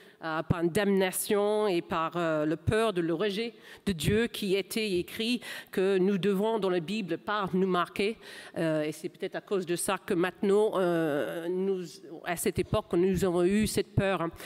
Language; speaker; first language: French; non-native, fluent; English